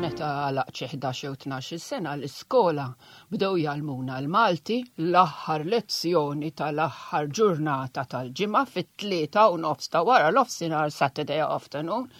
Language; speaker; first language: Maltese; non-native, local second language; Italian